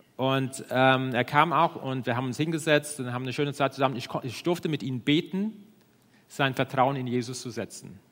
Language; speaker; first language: German; non-native, fluent; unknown